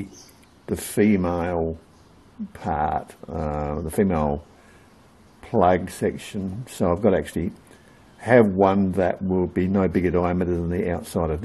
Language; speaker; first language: English; native; English